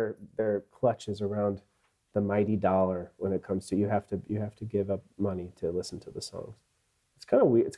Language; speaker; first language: English; native; English